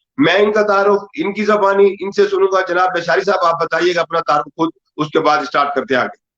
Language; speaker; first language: Urdu; native; Urdu